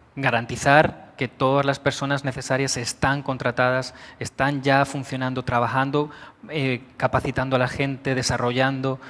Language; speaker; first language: Spanish; native; Spanish